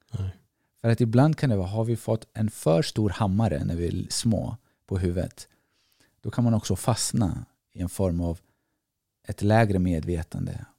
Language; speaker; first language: Swedish; early bilingual, other home language; Greek